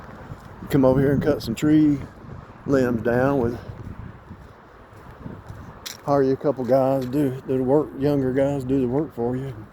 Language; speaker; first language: English; native; English